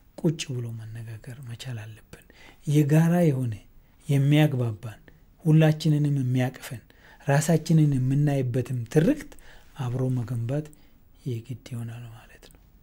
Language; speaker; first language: Amharic; non-native, local second language; Oromo